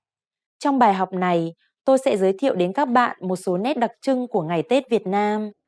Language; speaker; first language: Vietnamese; native; Vietnamese